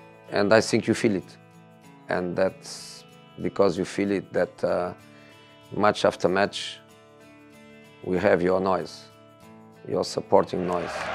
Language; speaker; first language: English; non-native, fluent; Portuguese